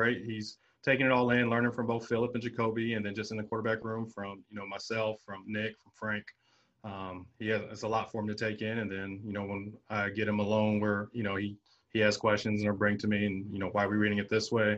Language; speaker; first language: English; native; English